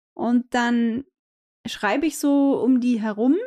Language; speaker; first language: German; native; German